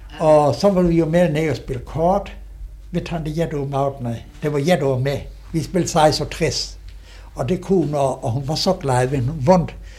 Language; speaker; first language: Danish; native; Danish